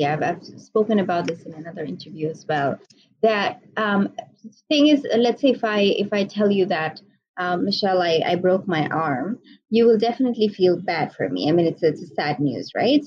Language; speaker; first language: English; non-native, local second language; Bangla